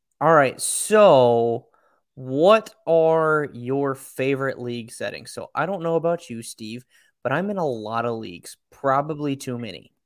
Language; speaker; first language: English; native; English